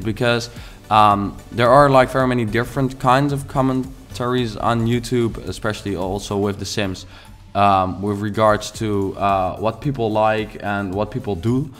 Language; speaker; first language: English; non-native, fluent; Dutch